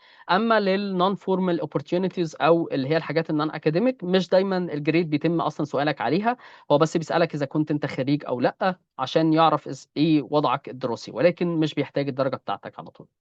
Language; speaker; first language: Arabic; native; Arabic